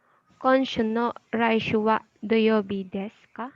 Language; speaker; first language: Japanese; non-native, learner; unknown